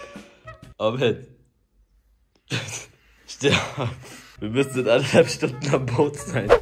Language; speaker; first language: German; native; German